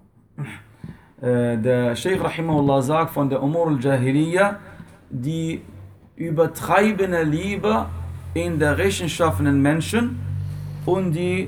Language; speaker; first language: German; non-native, fluent; Arabic